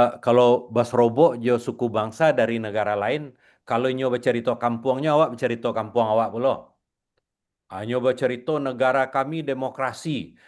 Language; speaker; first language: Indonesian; non-native, local second language; Minangkabau